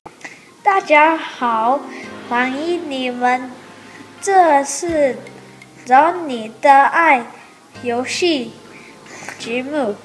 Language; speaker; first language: Chinese; non-native, learner; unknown